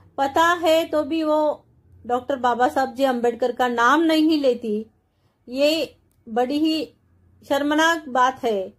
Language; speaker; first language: Hindi; non-native, local second language; Marathi